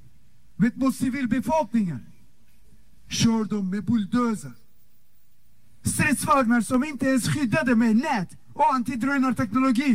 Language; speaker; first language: Swedish; non-native, fluent; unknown